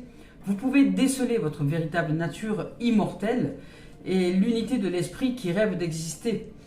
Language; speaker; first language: French; native; French